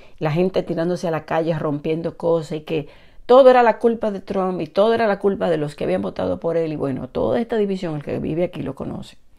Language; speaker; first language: Spanish; native; Spanish